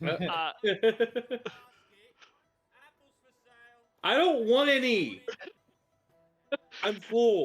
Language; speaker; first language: English; native; English